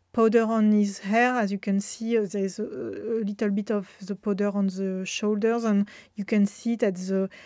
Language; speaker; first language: English; non-native, fluent; French